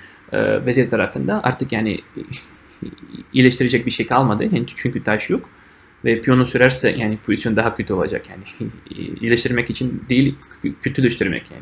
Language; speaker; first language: Turkish; non-native, fluent; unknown